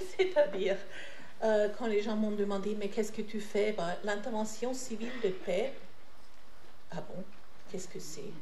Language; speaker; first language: French; non-native, fluent; German